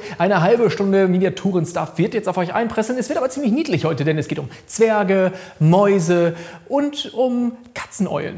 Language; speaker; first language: German; native; German